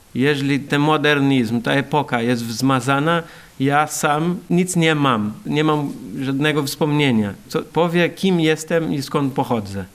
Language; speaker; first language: Polish; non-native, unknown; Portuguese